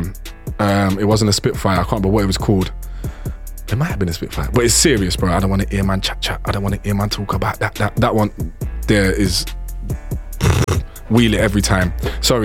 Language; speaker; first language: English; native; English